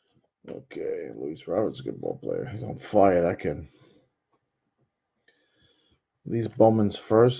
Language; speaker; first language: English; native; English